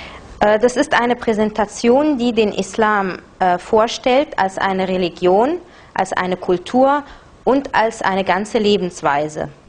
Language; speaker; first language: German; non-native, fluent; Arabic